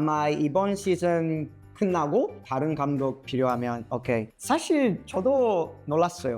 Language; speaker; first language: Korean; non-native, learner; English